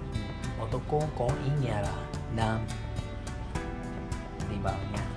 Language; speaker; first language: Vietnamese; non-native, learner; Japanese